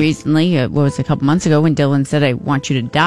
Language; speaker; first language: English; native; English